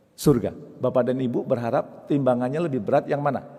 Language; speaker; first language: Indonesian; native; Indonesian